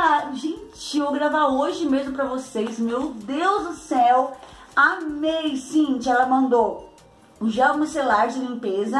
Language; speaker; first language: Portuguese; native; Portuguese